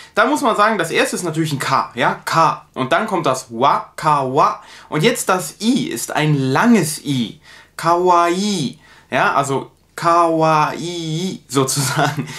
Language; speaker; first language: German; native; German